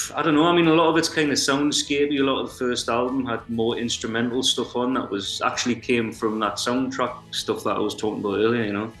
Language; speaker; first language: English; native; English